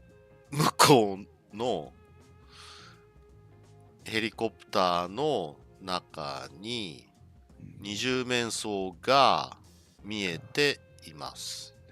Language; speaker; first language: Japanese; non-native, learner; English